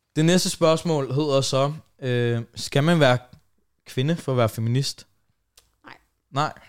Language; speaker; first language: Danish; native; Danish